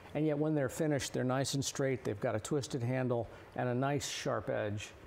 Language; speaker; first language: English; native; English